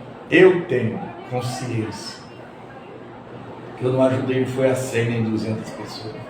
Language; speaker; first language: Portuguese; native; Portuguese